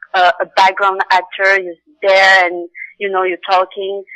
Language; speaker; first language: English; non-native, fluent; Arabic